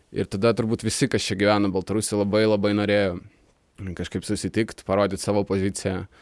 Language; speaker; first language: Lithuanian; early bilingual, other home language; Russian